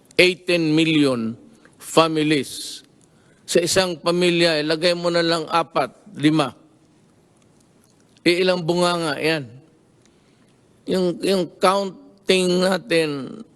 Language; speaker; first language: Filipino; non-native, local second language; Cebuano